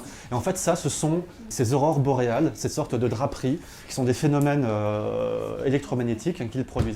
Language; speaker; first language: French; native; French